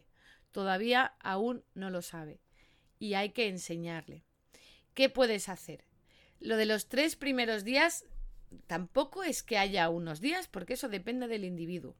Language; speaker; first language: Spanish; native; Spanish